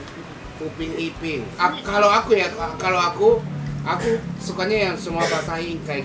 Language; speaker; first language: Indonesian; non-native, fluent; Japanese